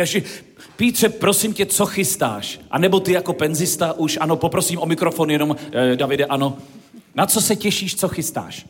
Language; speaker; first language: Czech; native; Czech